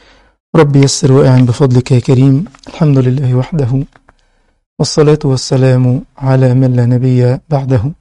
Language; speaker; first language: Arabic; native; Arabic